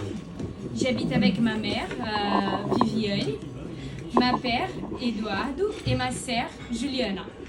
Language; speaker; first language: French; non-native, learner; Portuguese